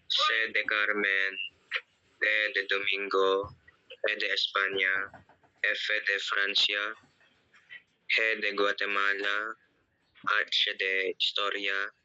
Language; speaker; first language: Spanish; non-native, learner; Filipino